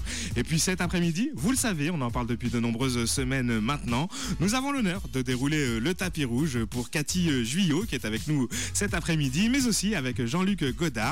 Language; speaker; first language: French; native; French